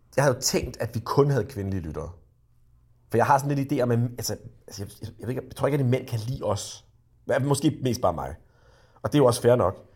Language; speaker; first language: Danish; native; Danish